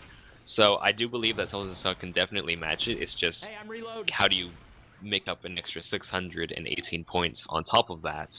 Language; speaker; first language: English; native; English